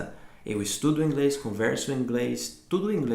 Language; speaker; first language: Portuguese; non-native, fluent; English